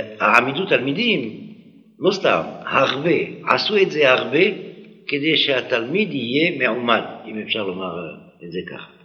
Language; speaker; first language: Hebrew; non-native, fluent; French